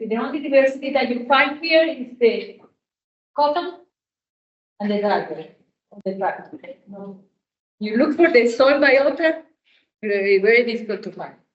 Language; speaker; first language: English; non-native, learner; Italian